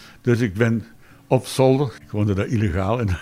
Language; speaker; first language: Dutch; native; Dutch